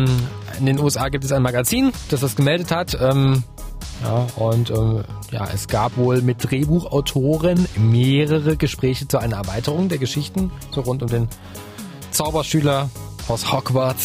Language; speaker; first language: German; native; German